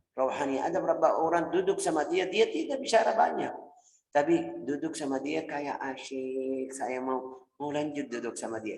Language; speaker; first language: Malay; non-native, fluent; Arabic